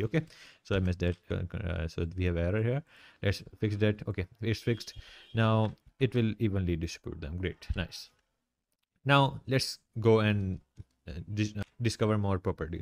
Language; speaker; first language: English; non-native, local second language; Urdu